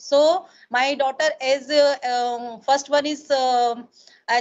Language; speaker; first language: English; non-native, learner; Hindi